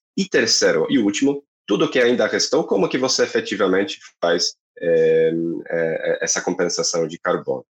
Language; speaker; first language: Portuguese; non-native, fluent; Polish